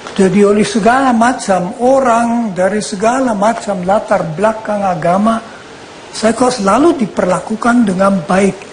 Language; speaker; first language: Indonesian; non-native, fluent; German